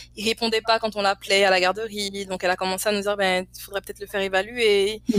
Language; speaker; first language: French; native; French